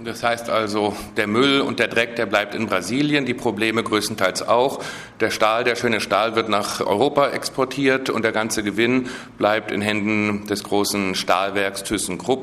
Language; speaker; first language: German; native; German